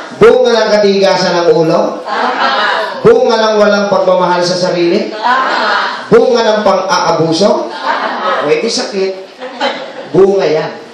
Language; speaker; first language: Filipino; native; Filipino